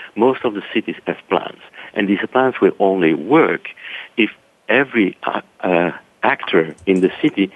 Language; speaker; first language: English; non-native, fluent; French